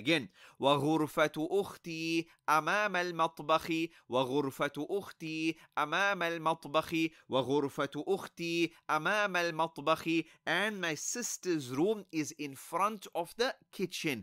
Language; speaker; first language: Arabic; non-native, fluent; English